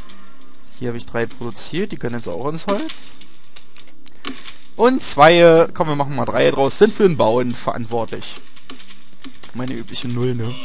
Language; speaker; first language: German; native; German